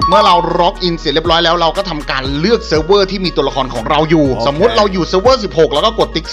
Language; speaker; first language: Thai; native; Thai